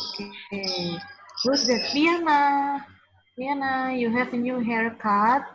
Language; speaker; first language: English; non-native, fluent; Indonesian